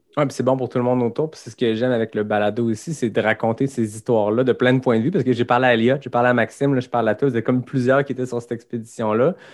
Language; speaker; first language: French; native; French